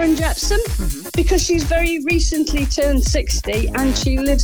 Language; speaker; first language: English; native; English